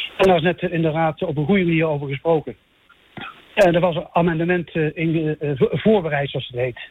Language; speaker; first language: Dutch; native; Dutch